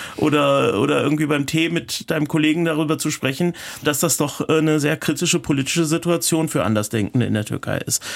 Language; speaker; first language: German; early bilingual, other home language; Turkish